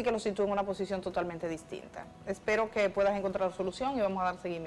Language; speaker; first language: Spanish; native; Spanish